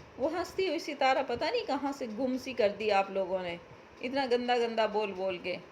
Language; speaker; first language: Urdu; native; Urdu